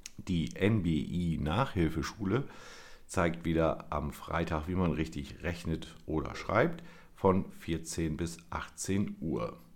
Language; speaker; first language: German; native; German